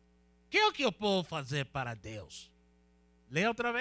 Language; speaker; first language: Portuguese; non-native, learner; Spanish